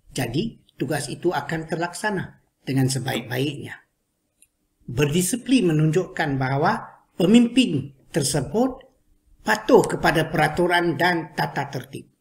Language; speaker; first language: Malay; non-native, local second language; Chinese